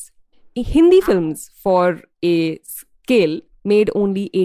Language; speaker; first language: English; non-native, local second language; Hindi